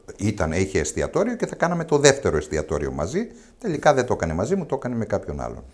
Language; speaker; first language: Greek; native; Greek